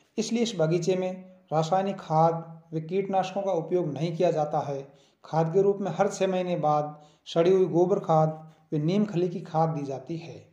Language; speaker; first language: Hindi; native; Hindi